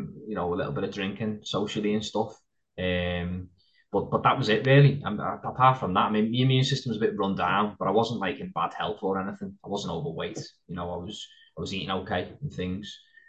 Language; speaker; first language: English; native; English